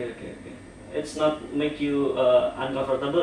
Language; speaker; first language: English; non-native, learner; Indonesian